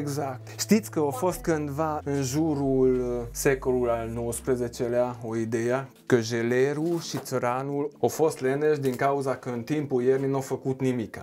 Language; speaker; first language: Romanian; non-native, local second language; Hungarian